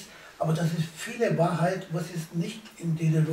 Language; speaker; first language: German; non-native, learner; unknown